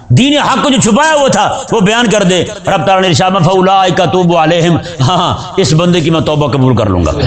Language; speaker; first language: Urdu; native; Urdu